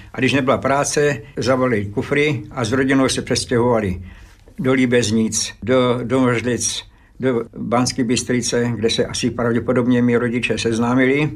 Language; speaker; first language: Czech; early bilingual, other home language; Slovak